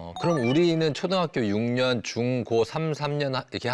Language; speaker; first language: Korean; native; Korean